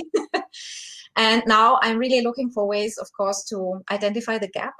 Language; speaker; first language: English; non-native, fluent; German